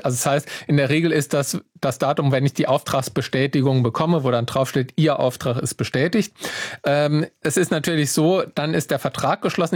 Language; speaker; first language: German; native; German